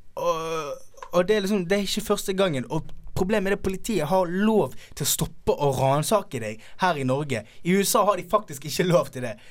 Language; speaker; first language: Norwegian; early bilingual, other home language; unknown